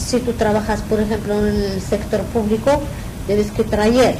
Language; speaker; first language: Spanish; non-native, learner; Arabic